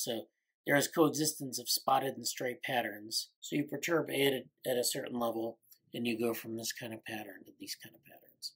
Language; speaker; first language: English; native; English